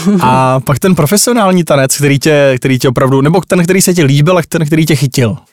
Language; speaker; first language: Czech; native; Czech